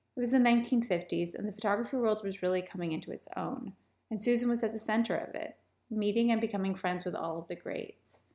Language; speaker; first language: English; native; English